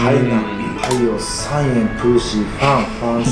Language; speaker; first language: Chinese; non-native, fluent; Japanese